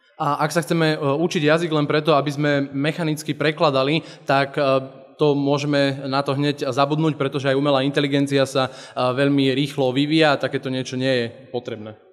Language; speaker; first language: Slovak; non-native, fluent; Italian